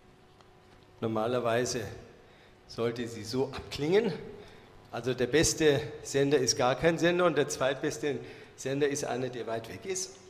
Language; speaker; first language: German; native; German